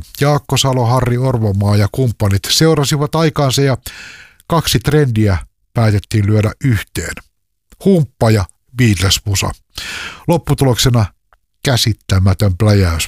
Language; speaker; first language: Finnish; native; Finnish